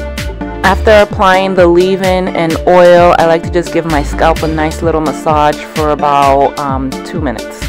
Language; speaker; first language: English; native; English